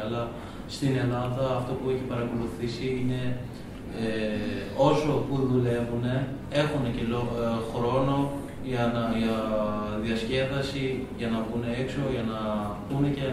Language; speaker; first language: Greek; non-native, learner; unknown